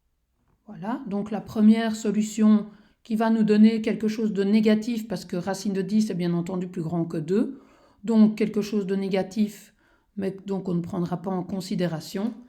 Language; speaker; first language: French; native; French